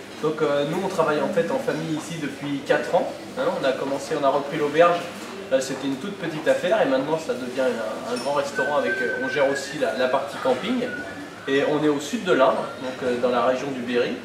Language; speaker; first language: French; native; French